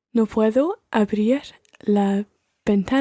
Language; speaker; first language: Spanish; non-native, learner; English